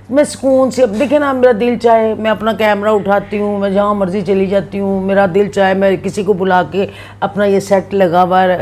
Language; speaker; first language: Urdu; non-native, local second language; Punjabi